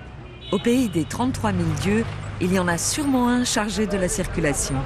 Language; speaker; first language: French; native; French